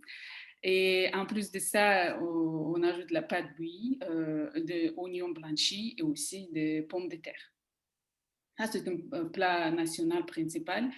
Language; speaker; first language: French; non-native, fluent; Kazakh